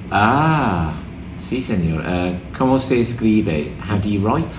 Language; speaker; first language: Spanish; non-native, learner; English